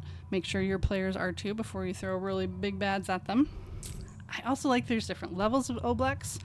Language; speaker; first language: English; native; English